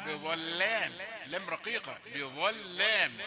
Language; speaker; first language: Arabic; native; Arabic